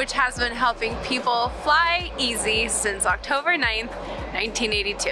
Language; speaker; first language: English; native; English